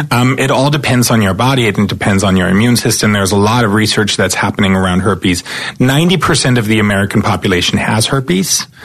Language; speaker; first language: English; non-native, fluent; German